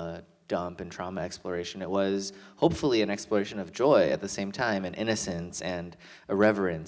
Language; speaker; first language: English; native; English